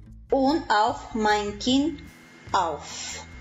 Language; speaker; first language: German; non-native, fluent; Spanish